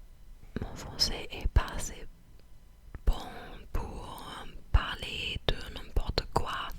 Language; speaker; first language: French; non-native, fluent; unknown